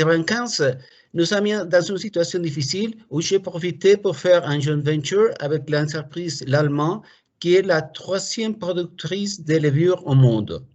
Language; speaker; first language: French; non-native, fluent; Spanish